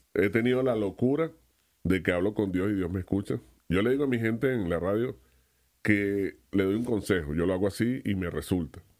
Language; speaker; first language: Spanish; native; Spanish